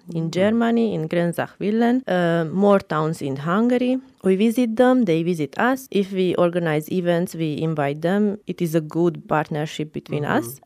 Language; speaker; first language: English; non-native, learner; Romanian